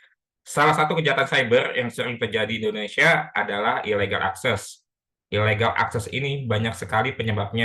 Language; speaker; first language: Indonesian; native; Indonesian